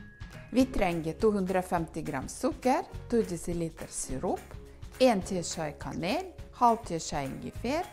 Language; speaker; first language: Norwegian; non-native, learner; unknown